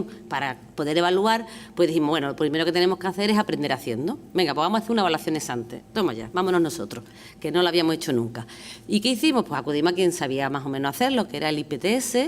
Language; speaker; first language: Spanish; native; Spanish